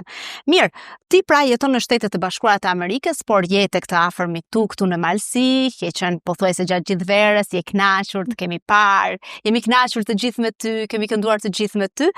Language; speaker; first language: Albanian; native; Albanian